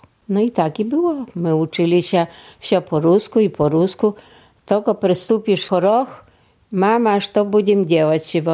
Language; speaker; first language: Polish; non-native, local second language; Russian